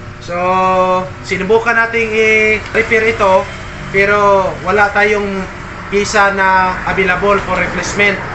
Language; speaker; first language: Filipino; native; Filipino